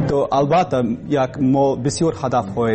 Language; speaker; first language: Persian; non-native, learner; English